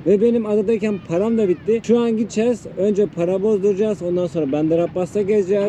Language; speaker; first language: Turkish; native; Turkish